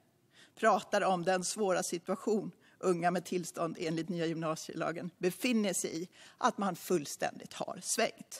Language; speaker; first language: Swedish; native; Swedish